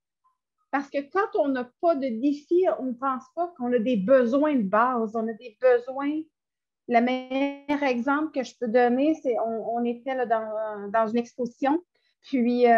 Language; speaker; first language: French; native; French